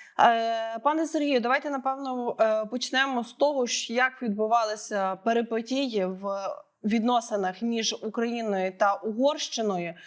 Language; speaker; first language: Ukrainian; native; Ukrainian